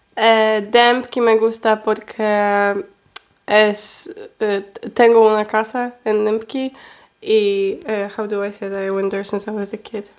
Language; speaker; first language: Spanish; non-native, learner; Polish